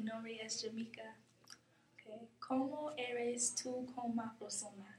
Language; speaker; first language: Spanish; non-native, learner; English